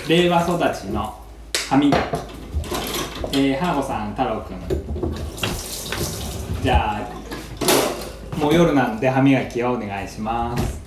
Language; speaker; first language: Japanese; native; Japanese